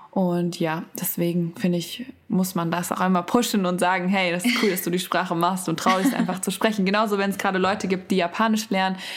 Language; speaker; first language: German; native; German